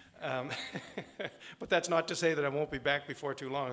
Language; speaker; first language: English; native; English